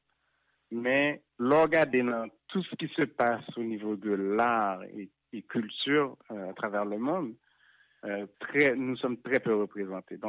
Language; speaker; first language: French; non-native, local second language; Haitian Creole